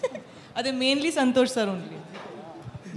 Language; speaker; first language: Telugu; non-native, fluent; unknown